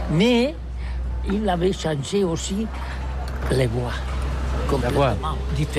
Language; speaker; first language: French; non-native, learner; Catalan